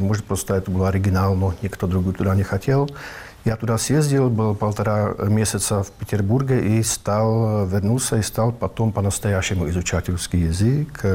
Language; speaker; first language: Russian; non-native, fluent; Czech